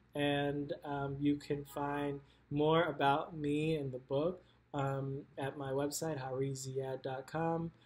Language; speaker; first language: English; native; English